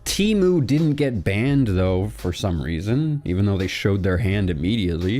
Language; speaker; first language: English; native; English